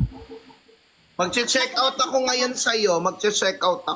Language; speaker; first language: Filipino; native; Filipino